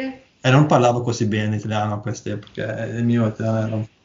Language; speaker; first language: Italian; non-native, learner; Norwegian